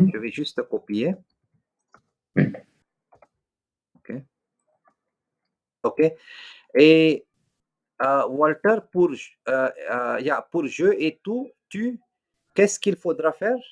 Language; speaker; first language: French; non-native, fluent; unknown